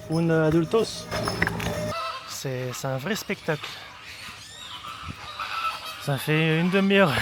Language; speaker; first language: French; native; French